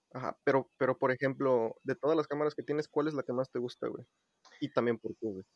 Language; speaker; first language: Spanish; native; Spanish